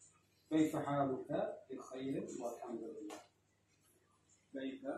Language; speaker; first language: Arabic; non-native, fluent; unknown